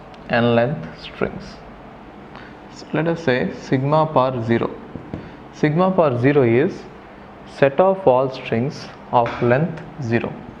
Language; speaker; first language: English; non-native, local second language; Telugu